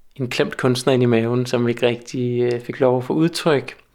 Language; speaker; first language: Danish; native; Danish